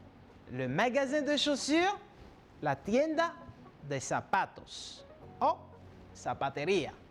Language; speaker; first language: Spanish; non-native, fluent; French